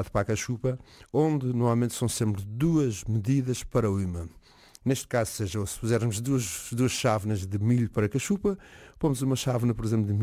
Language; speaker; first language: Portuguese; non-native, local second language; Kabuverdianu